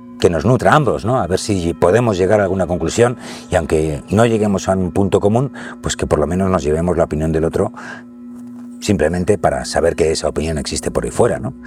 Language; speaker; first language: Spanish; native; Spanish